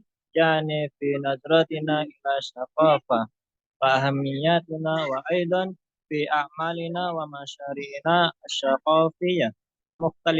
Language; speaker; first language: Arabic; non-native, learner; Indonesian